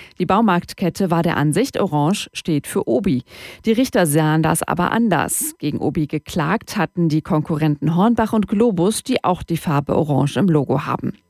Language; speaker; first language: German; native; German